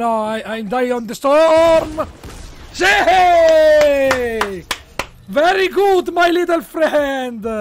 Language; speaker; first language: English; non-native, learner; Italian